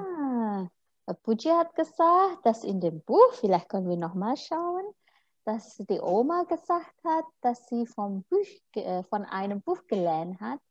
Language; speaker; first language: German; non-native, fluent; Indonesian